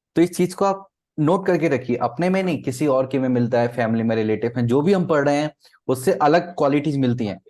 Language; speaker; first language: Hindi; native; Hindi